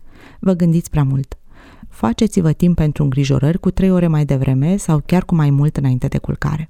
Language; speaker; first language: Romanian; native; Romanian